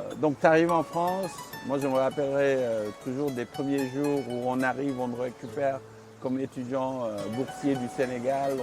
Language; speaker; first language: French; non-native, local second language; Wolof